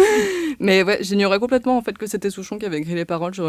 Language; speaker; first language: French; native; French